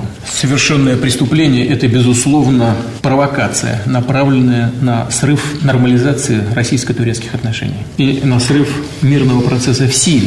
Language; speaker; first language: Russian; native; Russian